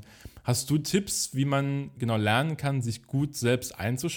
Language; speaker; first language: German; native; German